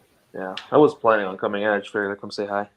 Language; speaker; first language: English; native; English